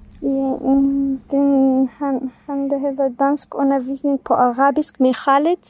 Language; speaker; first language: Danish; non-native, fluent; Kurdish